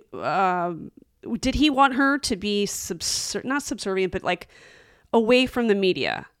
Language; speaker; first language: English; native; English